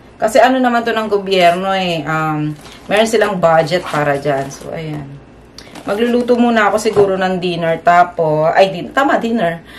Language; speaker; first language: Filipino; native; Filipino